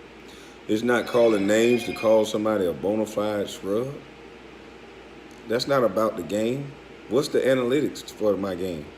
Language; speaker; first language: English; native; English